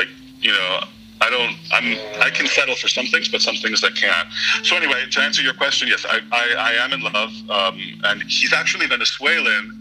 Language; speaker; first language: English; early bilingual, other home language; Greek